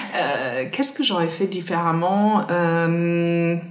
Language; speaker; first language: French; non-native, fluent; English